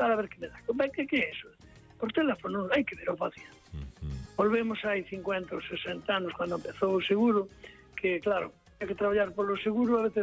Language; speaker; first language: Galician; native; Galician